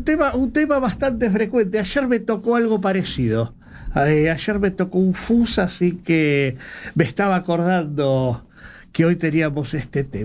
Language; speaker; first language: Spanish; native; Spanish